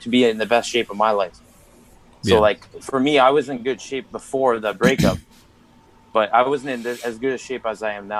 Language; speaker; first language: English; native; English